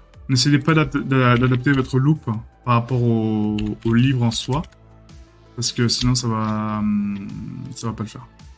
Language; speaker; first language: French; native; French